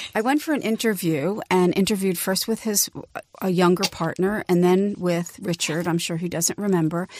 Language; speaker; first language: English; native; English